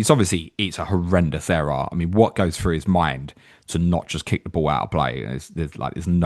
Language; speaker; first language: English; native; English